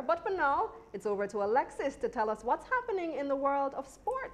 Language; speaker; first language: English; native; English